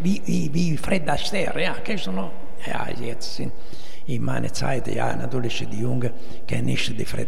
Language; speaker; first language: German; non-native, learner; Italian